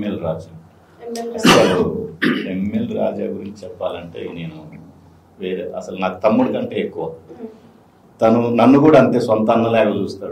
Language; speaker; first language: Telugu; native; Telugu